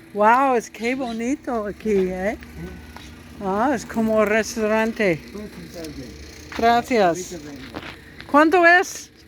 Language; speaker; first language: Spanish; non-native, learner; English